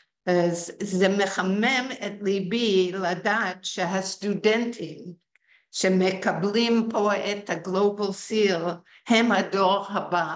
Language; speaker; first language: Hebrew; early bilingual, heritage; Hebrew